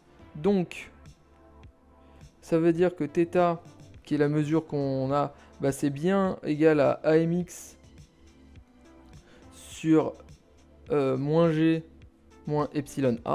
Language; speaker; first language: French; native; French